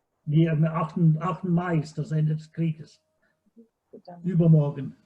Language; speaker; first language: German; non-native, fluent; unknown